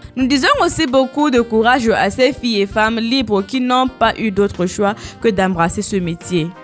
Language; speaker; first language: French; non-native, local second language; Fula